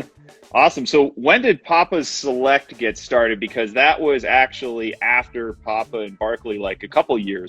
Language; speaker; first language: English; native; English